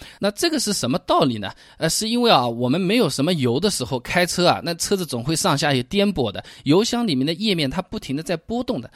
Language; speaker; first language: Chinese; native; Chinese